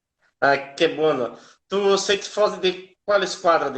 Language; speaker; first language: Italian; non-native, learner; Portuguese